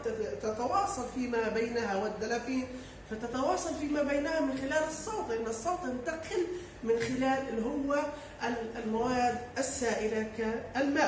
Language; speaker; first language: Arabic; native; Arabic